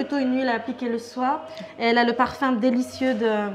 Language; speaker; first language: French; native; French